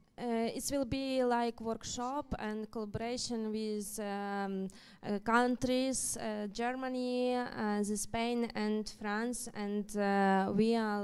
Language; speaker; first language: English; non-native, learner; Ukrainian